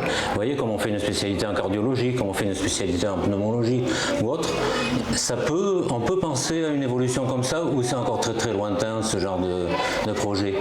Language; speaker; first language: French; native; French